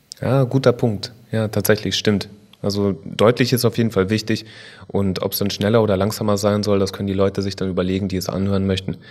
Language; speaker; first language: German; native; German